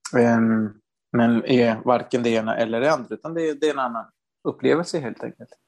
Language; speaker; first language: Swedish; non-native, fluent; Spanish